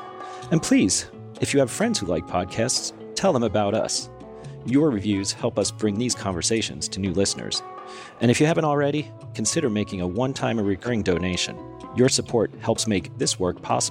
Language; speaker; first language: English; native; English